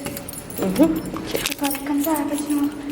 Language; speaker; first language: French; native; French